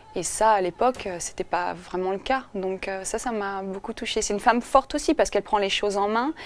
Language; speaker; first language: French; native; French